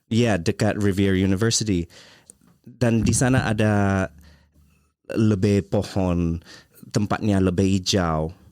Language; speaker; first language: Indonesian; early bilingual, heritage; Indonesian